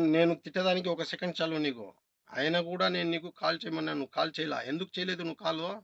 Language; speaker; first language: Telugu; non-native, local second language; Urdu